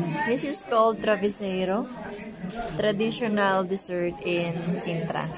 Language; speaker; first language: English; non-native, fluent; Filipino